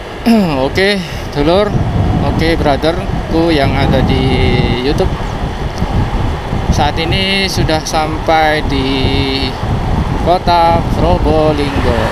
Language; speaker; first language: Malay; non-native, local second language; Javanese